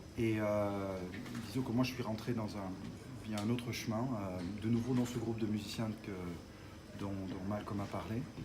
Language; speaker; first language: French; native; French